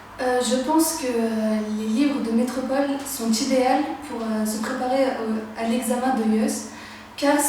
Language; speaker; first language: French; early bilingual, other home language; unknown